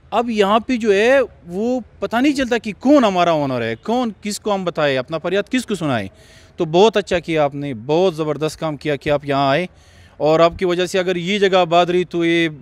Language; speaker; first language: Urdu; non-native, local second language; Pashto